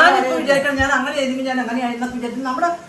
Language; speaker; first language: Malayalam; native; Malayalam